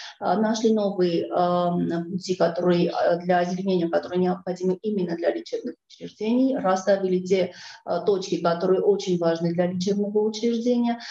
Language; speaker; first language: Russian; non-native, local second language; Armenian